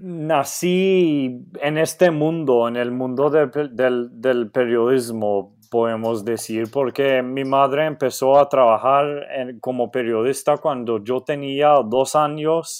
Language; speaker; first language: Spanish; non-native, fluent; Maltese